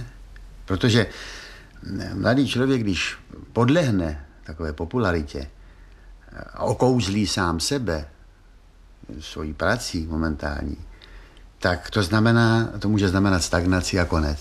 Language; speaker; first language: Czech; native; Czech